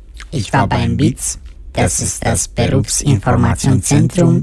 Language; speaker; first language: German; non-native, learner; Kurdish